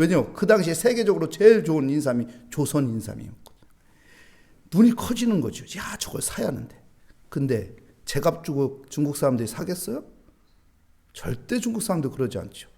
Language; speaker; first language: Korean; native; Korean